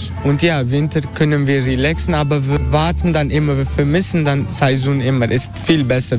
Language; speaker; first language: German; non-native, learner; Turkish